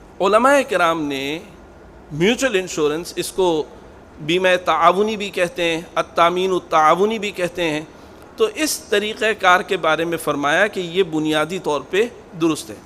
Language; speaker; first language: Urdu; native; Urdu